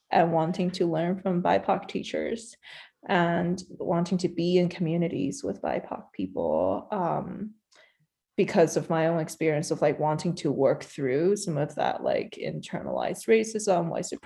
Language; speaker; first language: English; non-native, local second language; Cantonese